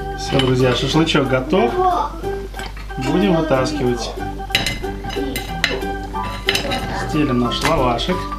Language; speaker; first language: Russian; native; Russian